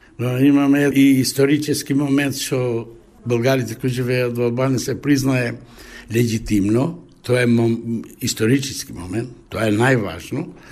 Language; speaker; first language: Bulgarian; early bilingual, heritage; Bulgarian